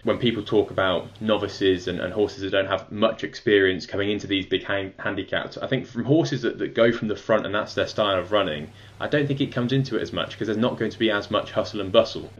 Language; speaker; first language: English; native; English